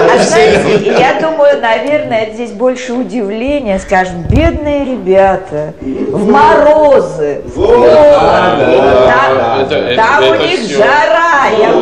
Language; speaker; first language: Russian; native; Russian